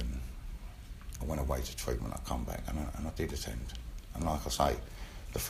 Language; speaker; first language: English; native; English